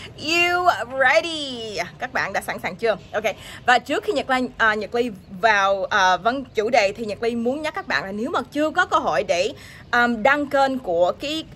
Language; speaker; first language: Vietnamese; early bilingual, heritage; Vietnamese